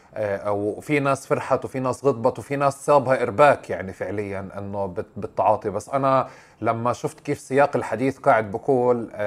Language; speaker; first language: Arabic; native; Arabic